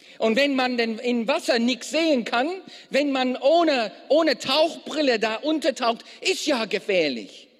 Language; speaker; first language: German; non-native, fluent; English